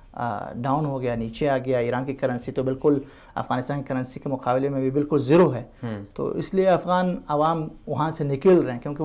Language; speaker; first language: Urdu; non-native, fluent; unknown